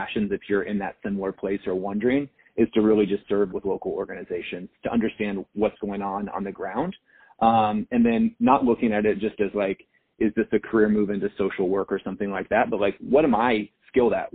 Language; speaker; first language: English; native; English